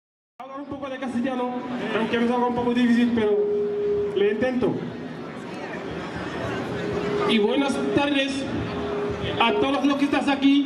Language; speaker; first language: Spanish; non-native, learner; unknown